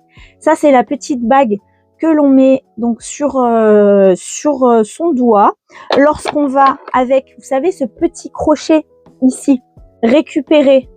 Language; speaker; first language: French; native; French